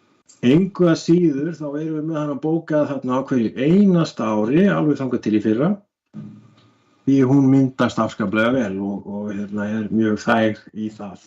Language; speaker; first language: Icelandic; native; Icelandic